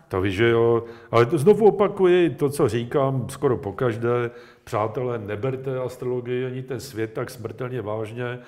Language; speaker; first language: Czech; native; Czech